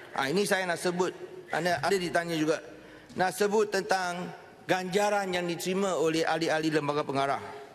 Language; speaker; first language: Malay; non-native, local second language; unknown